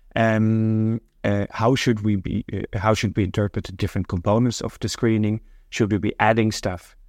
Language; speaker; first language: English; non-native, fluent; Norwegian